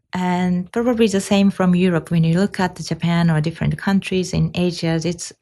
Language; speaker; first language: English; non-native, fluent; Japanese